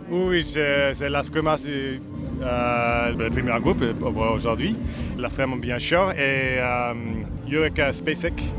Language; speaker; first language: French; non-native, learner; English